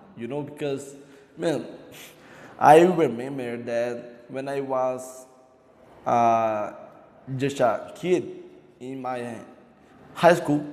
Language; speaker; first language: English; non-native, learner; Portuguese